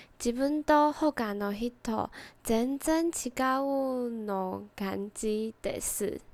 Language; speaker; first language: Japanese; non-native, learner; Chinese